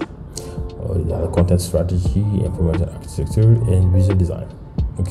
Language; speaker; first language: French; non-native, local second language; Wolof